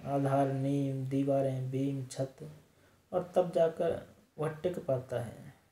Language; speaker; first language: Hindi; native; Hindi